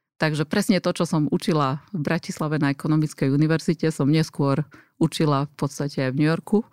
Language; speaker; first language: Slovak; native; Slovak